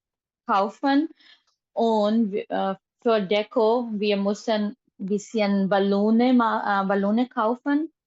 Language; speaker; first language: German; non-native, learner; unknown